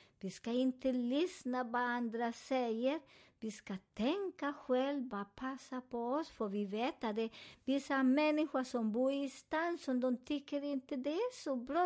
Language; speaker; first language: Swedish; non-native, fluent; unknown